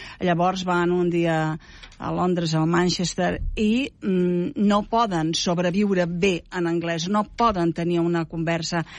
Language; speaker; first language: Catalan; native; Catalan